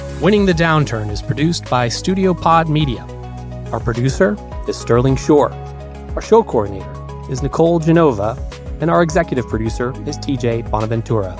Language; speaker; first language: English; native; English